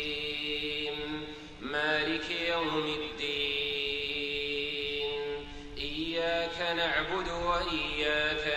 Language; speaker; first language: Arabic; native; Arabic